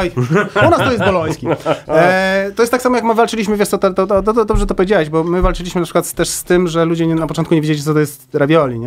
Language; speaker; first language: Polish; native; Polish